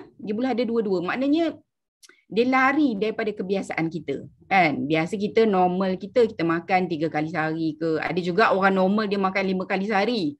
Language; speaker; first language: Malay; native; Malay